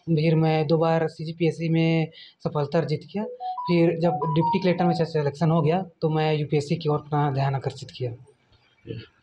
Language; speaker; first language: Hindi; native; Hindi